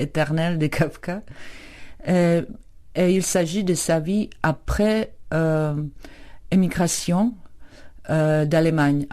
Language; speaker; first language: French; non-native, fluent; Czech